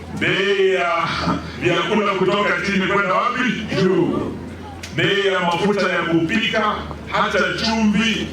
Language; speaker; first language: Swahili; non-native, local second language; Kamba